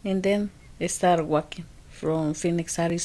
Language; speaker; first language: English; non-native, learner; Spanish